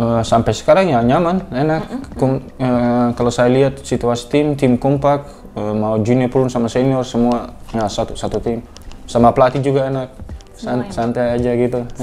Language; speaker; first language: Indonesian; non-native, fluent; Dutch